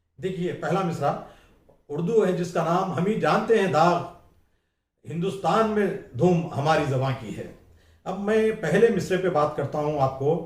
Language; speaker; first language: Urdu; native; Urdu